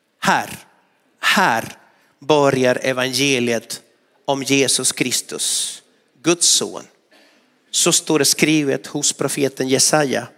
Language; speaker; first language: Swedish; non-native, fluent; Spanish